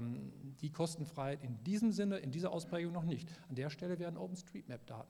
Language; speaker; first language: German; native; German